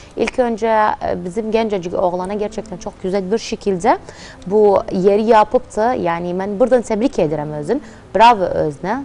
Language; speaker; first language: Turkish; early bilingual, heritage; Turkmen